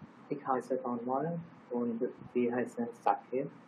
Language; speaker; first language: German; non-native, learner; Bangla